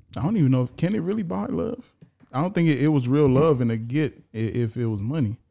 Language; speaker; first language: English; native; English